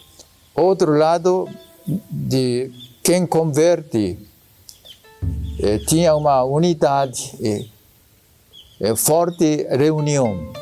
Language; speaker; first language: Portuguese; non-native, learner; Japanese